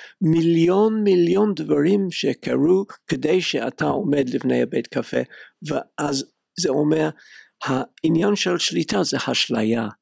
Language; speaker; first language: Hebrew; non-native, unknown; English